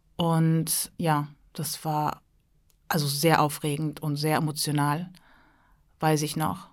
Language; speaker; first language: German; early bilingual, other home language; Turkish